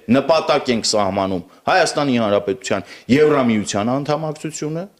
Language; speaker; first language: Armenian; native; Armenian